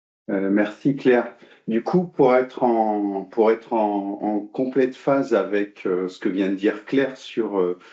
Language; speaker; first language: French; native; French